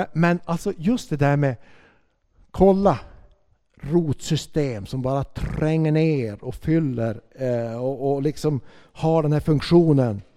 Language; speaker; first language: Swedish; native; Swedish